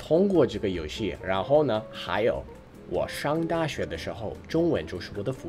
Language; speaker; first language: Chinese; non-native, fluent; English